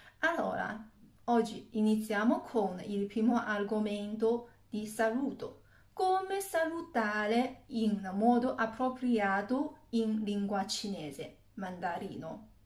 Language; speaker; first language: Italian; non-native, fluent; Chinese